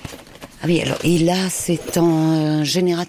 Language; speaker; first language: French; native; French